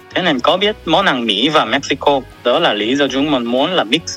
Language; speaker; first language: Vietnamese; non-native, learner; Korean